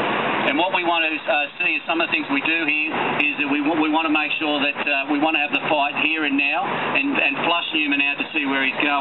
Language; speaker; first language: English; native; English